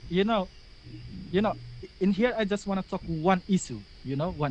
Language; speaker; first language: English; non-native, learner; Indonesian